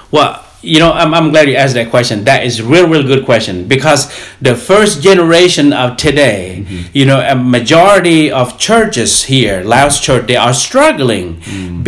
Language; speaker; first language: English; non-native, fluent; Lao